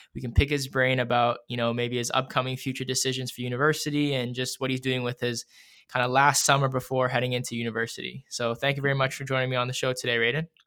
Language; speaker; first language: English; native; English